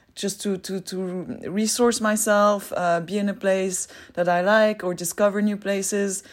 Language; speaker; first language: English; non-native, fluent; French